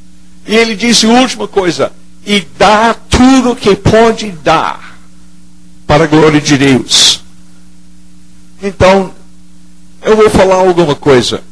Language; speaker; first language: Portuguese; non-native, fluent; English